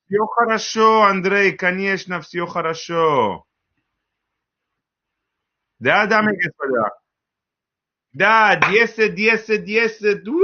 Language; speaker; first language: Russian; non-native, learner; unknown